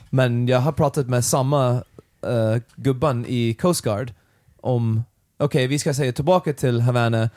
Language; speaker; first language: Swedish; non-native, learner; English